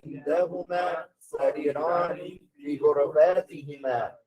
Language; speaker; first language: Arabic; non-native, learner; English